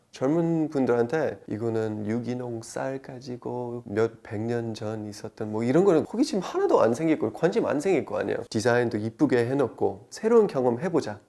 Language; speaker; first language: Korean; non-native, fluent; English